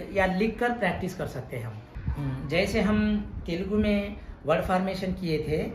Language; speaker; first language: Hindi; non-native, local second language; Telugu